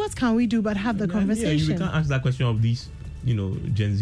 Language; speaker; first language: English; non-native, local second language; Akan